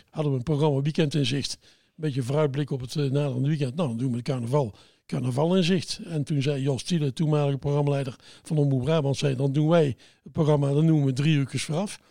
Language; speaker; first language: Dutch; native; Dutch